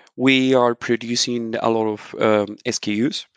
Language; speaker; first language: English; non-native, fluent; Spanish